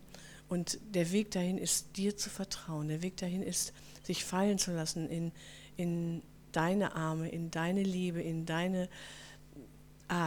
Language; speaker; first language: German; native; German